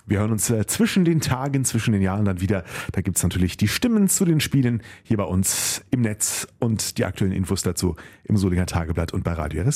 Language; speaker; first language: German; native; German